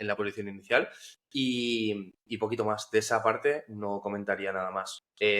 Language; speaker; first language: Spanish; native; Spanish